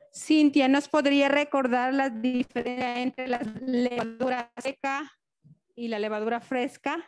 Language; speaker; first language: Spanish; native; Spanish